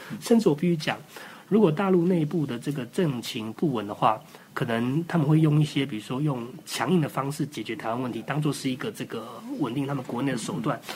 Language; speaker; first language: Chinese; native; Chinese